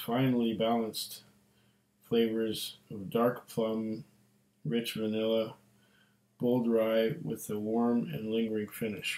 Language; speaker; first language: English; native; English